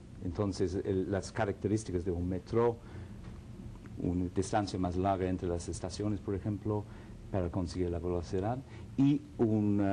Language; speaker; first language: Spanish; non-native, fluent; English